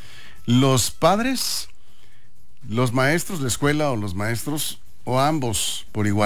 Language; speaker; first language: Spanish; native; Spanish